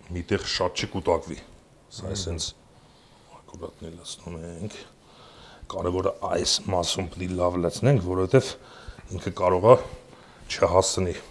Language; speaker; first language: Armenian; native; Armenian